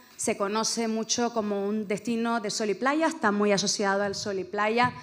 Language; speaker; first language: Spanish; native; Spanish